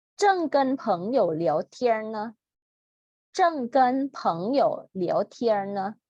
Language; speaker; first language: Chinese; non-native, fluent; Thai